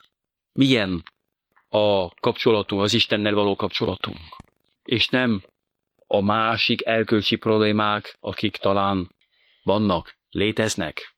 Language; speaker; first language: Hungarian; non-native, fluent; French